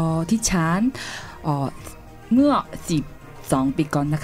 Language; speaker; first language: Thai; non-native, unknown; Korean